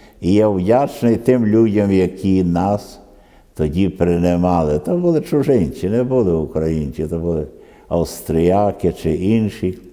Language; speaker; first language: Ukrainian; early bilingual, other home language; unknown